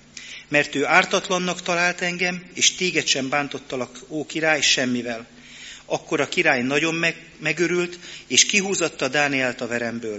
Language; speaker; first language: Hungarian; native; Hungarian